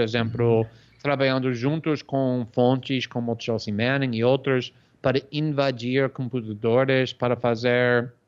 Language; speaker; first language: Portuguese; non-native, fluent; English